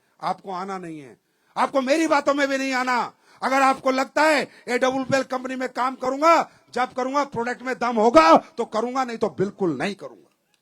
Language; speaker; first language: Hindi; native; Hindi